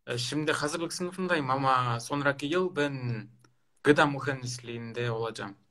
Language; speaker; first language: Turkish; non-native, learner; Kyrgyz